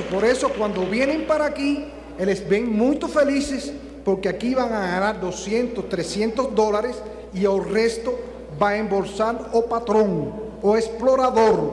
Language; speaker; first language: Portuguese; non-native, fluent; Spanish